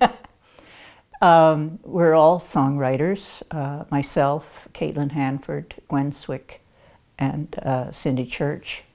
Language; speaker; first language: English; native; English